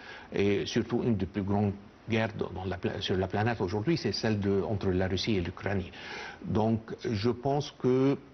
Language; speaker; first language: French; non-native, fluent; Arabic